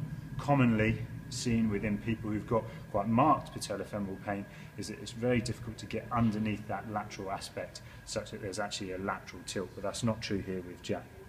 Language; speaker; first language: English; native; English